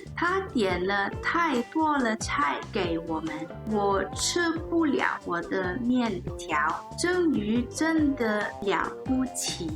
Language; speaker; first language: Chinese; non-native, learner; English